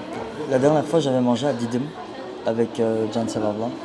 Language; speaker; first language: French; early bilingual, heritage; Turkish